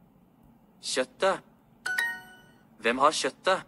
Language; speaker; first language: Norwegian; non-native, learner; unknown